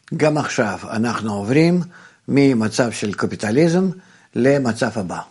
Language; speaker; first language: Hebrew; non-native, fluent; Russian